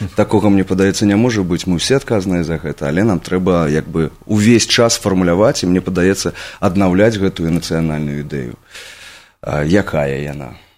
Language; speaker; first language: Belarusian; non-native, local second language; Russian